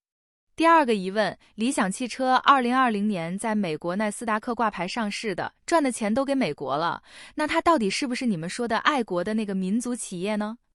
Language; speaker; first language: Chinese; native; Chinese